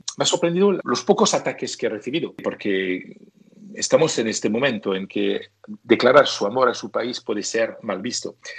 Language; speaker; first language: Spanish; non-native, fluent; French